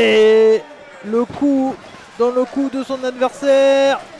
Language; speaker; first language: French; native; French